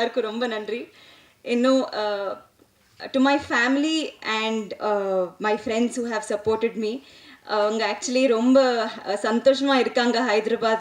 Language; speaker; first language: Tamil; non-native, learner; Telugu